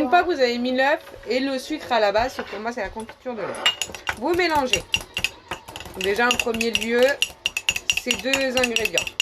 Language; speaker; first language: French; native; French